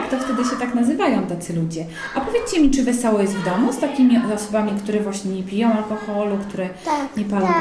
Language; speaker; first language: Polish; native; Polish